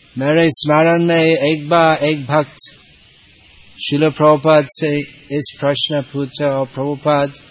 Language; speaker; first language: Hindi; non-native, fluent; English